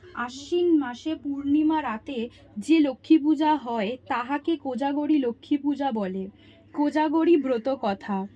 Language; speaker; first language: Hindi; non-native, local second language; Bangla